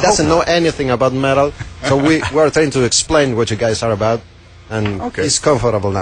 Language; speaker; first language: English; non-native, fluent; Spanish